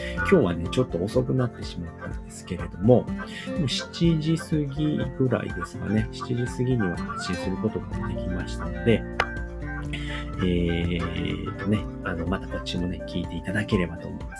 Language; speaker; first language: Japanese; native; Japanese